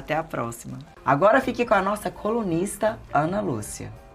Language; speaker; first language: Portuguese; native; Portuguese